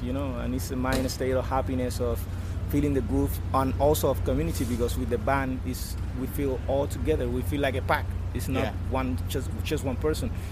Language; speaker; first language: English; non-native, fluent; Spanish